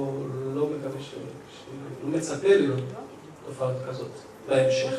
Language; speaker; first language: Hebrew; non-native, fluent; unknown